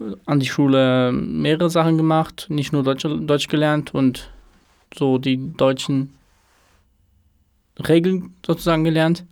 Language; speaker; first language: German; non-native, fluent; Romanian